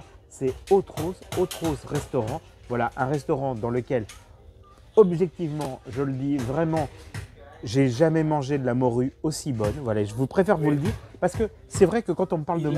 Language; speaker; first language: French; native; French